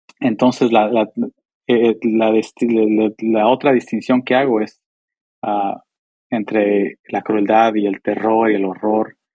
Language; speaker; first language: Spanish; early bilingual, heritage; Spanish